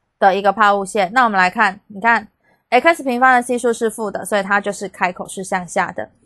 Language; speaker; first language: Chinese; native; Chinese